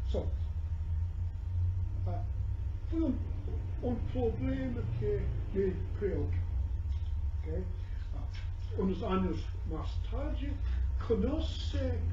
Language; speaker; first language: Spanish; non-native, learner; English